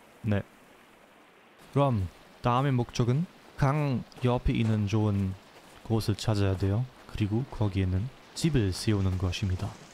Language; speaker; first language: Korean; non-native, learner; German